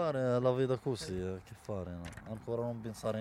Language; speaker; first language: Italian; non-native, learner; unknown